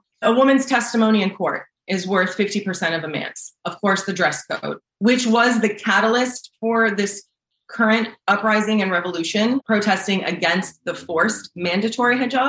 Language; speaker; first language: English; native; English